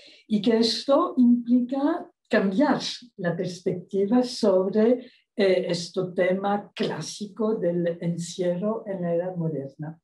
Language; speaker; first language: Spanish; non-native, fluent; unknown